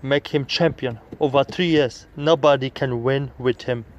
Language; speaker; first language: English; non-native, learner; Polish